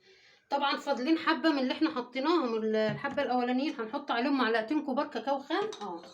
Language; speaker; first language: Arabic; native; Arabic